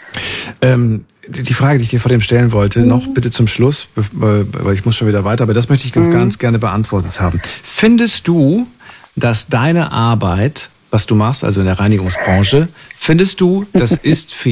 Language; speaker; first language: German; native; German